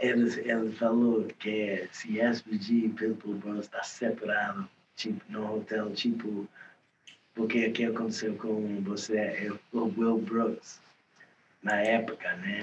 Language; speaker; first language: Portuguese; non-native, learner; English